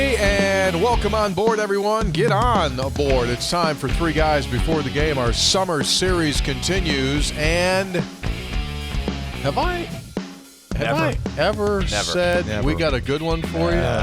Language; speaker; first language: English; native; English